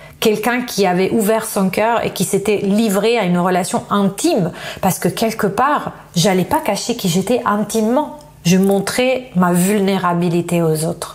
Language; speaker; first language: French; non-native, fluent; Italian